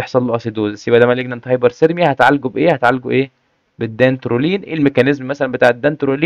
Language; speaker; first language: Arabic; native; Arabic